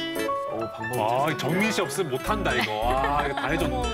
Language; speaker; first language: Korean; native; Korean